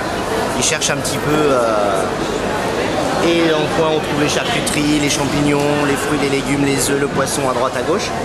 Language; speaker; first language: French; native; French